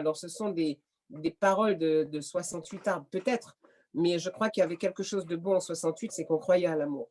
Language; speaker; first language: French; native; French